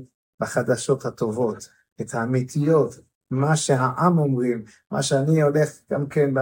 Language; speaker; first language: Hebrew; non-native, fluent; English